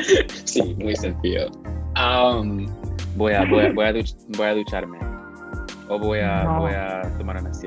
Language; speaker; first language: Spanish; non-native, fluent; English